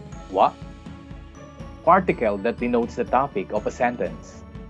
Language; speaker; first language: English; non-native, local second language; Filipino